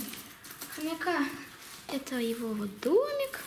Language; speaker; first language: Russian; non-native, local second language; Lithuanian